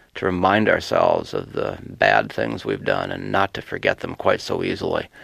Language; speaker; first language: English; native; English